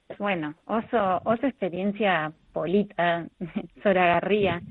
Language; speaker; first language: Basque; non-native, learner; Spanish